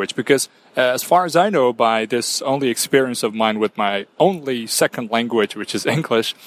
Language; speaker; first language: English; non-native, fluent; Persian